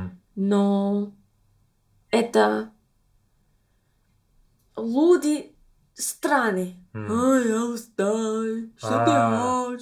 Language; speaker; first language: Russian; non-native, learner; English